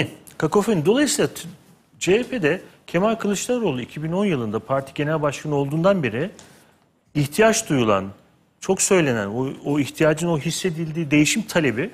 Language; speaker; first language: Turkish; native; Turkish